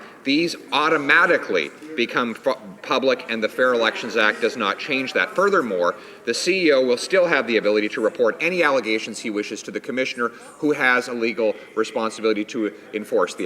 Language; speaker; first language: English; native; English